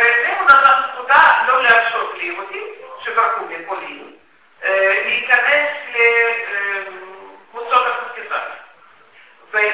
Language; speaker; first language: Hebrew; non-native, fluent; Russian